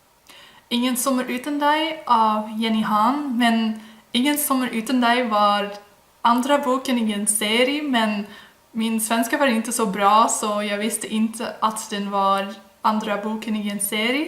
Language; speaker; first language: Swedish; non-native, learner; Dutch